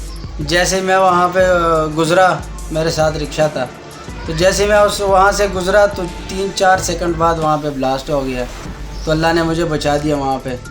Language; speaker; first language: Hindi; non-native, local second language; Pashto